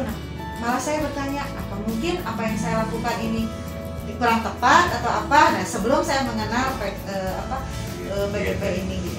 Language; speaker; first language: Indonesian; non-native, local second language; Sundanese